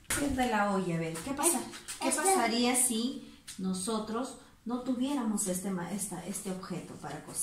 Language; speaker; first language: Spanish; native; Spanish